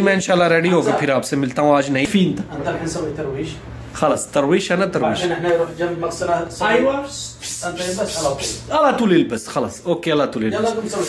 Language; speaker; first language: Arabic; non-native, learner; Urdu